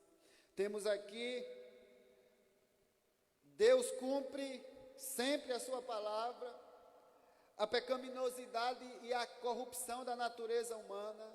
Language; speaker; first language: Portuguese; native; Portuguese